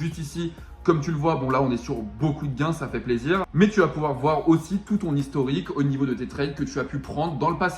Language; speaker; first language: French; native; French